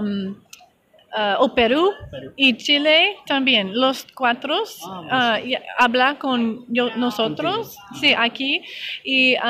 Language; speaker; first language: Spanish; non-native, learner; English